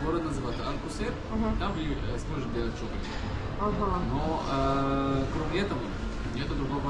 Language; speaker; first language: Russian; non-native, fluent; Arabic